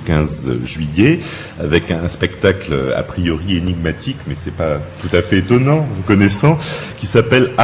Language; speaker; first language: French; native; French